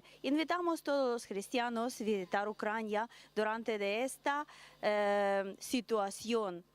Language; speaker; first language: Spanish; non-native, learner; Russian